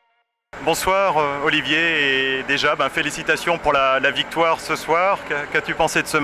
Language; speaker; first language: French; native; French